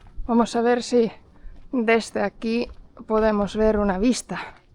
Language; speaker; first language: Spanish; non-native, fluent; Portuguese